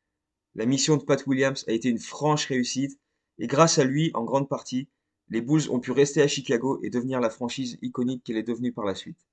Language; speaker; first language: French; native; French